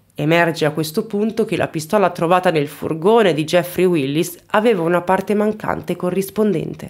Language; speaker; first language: Italian; native; Italian